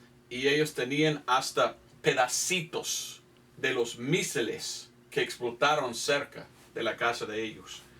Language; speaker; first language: Spanish; non-native, fluent; English